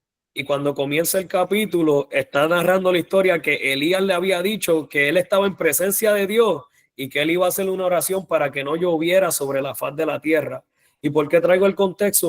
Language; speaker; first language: Spanish; native; Spanish